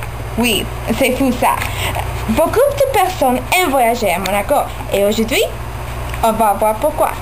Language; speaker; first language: French; non-native, learner; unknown